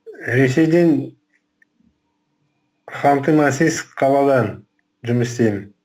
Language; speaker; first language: Kazakh; non-native, local second language; Russian